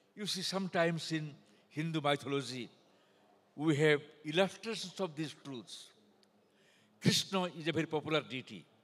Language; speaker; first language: English; non-native, local second language; Odia